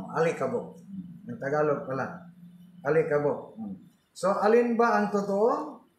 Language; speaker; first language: Filipino; non-native, local second language; Cebuano